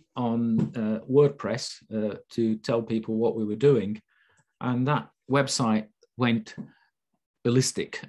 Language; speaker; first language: English; native; English